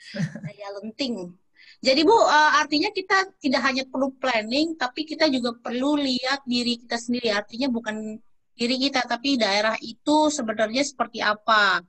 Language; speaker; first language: Indonesian; native; Indonesian